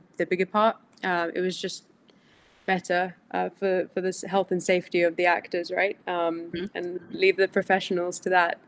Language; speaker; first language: English; early bilingual, other home language; Greek